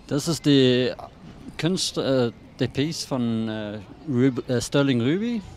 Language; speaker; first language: German; non-native, learner; English